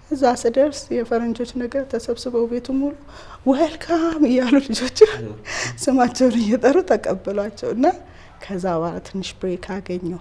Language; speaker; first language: Amharic; native; Amharic